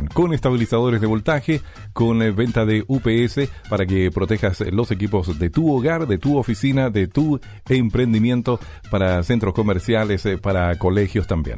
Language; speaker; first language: Spanish; native; Spanish